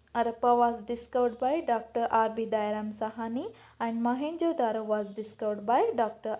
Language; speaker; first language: English; non-native, local second language; Kannada